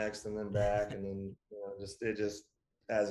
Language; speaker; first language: English; native; English